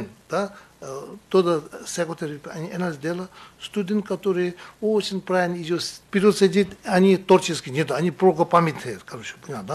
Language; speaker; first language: Russian; non-native, learner; Tibetan